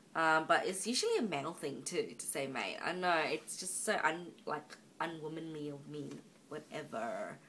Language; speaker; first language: English; native; English